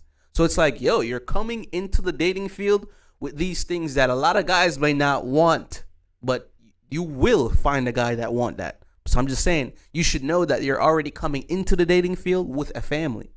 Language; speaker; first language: English; native; English